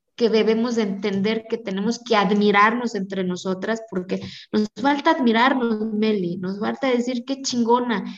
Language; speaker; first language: Spanish; non-native, local second language; Zapotec